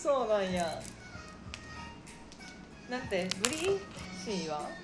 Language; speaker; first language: Japanese; native; Japanese